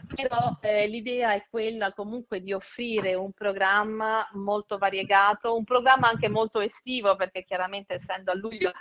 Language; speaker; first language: Italian; native; Italian